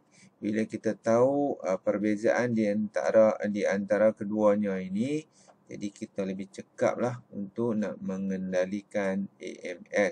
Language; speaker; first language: Malay; native; Malay